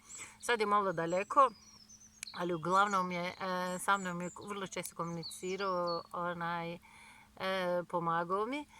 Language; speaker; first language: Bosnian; non-native, fluent; Turkish